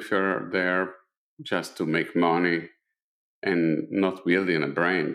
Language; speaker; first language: English; non-native, fluent; Italian